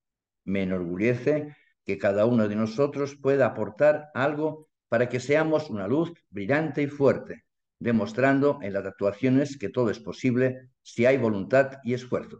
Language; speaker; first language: Spanish; non-native, fluent; Italian